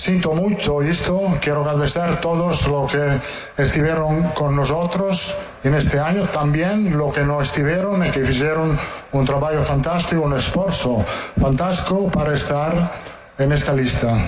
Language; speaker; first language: Portuguese; non-native, fluent; Italian